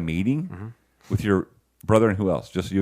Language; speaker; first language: English; native; English